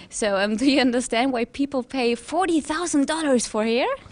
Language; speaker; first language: English; non-native, fluent; German